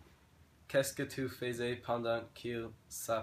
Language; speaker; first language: French; non-native, learner; English